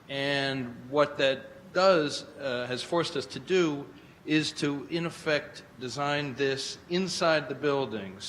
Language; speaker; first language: English; native; English